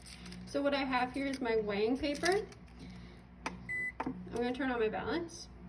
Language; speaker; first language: English; native; English